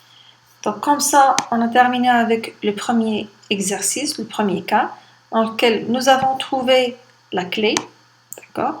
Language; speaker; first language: French; non-native, local second language; Arabic